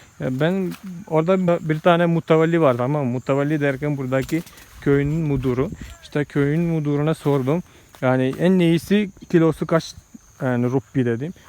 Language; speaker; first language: Turkish; non-native, fluent; Malayalam